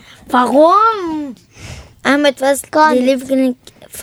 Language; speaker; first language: German; non-native, learner; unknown